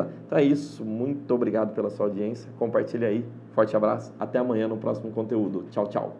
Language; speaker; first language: Portuguese; native; Portuguese